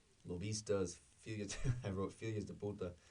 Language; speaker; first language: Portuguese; non-native, learner; English